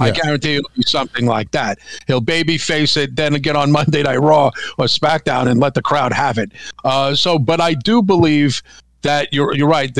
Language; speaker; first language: English; native; English